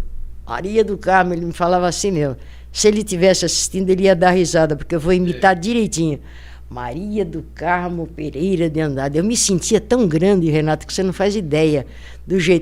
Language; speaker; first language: Portuguese; native; Portuguese